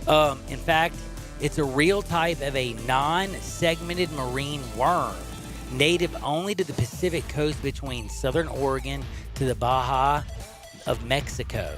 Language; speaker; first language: English; native; English